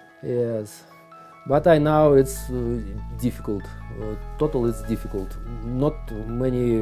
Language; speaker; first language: English; non-native, learner; Russian